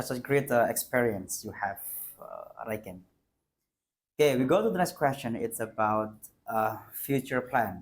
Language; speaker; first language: English; non-native, fluent; Indonesian